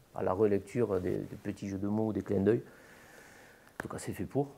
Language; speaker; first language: French; native; French